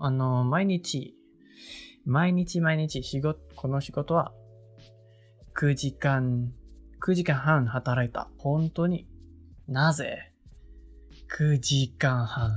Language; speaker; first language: Japanese; non-native, learner; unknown